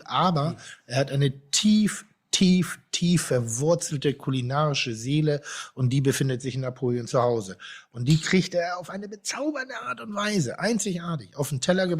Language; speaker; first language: German; native; German